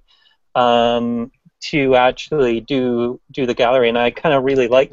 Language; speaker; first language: English; native; English